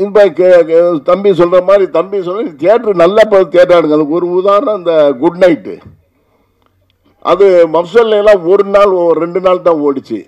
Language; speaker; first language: Tamil; native; Tamil